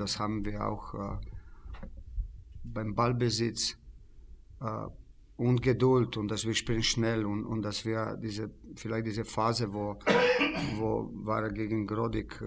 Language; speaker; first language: German; non-native, fluent; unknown